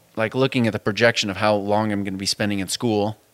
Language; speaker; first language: English; native; English